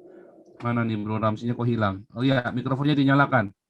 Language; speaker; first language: Indonesian; native; Indonesian